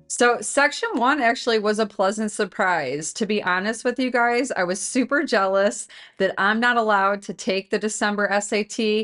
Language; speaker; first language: English; native; English